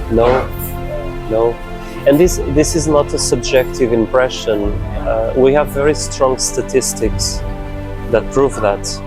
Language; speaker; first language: English; non-native, fluent; Portuguese